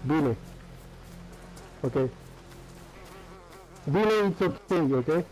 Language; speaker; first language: English; non-native, learner; Romanian